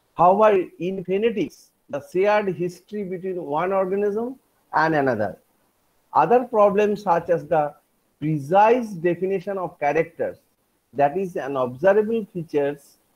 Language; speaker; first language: English; non-native, local second language; Bangla